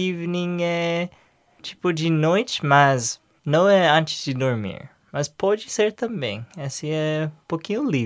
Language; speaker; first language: Portuguese; non-native, learner; English